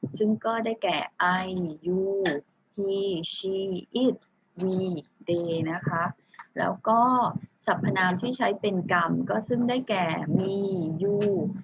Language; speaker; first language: Thai; native; Thai